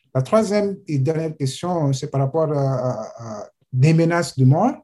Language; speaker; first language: French; non-native, fluent; Portuguese